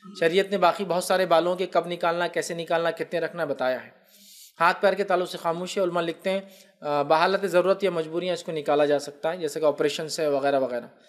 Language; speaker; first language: Urdu; native; Urdu